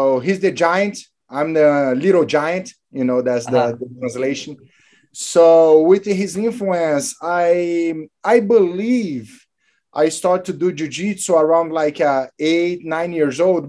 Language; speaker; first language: English; non-native, fluent; Portuguese